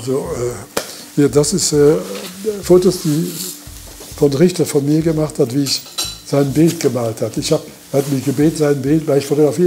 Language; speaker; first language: German; non-native, fluent; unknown